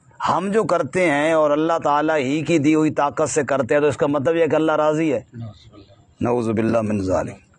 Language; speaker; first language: Urdu; non-native, local second language; Punjabi